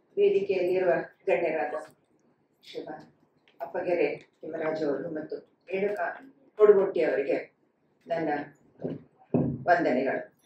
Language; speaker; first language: Kannada; native; Kannada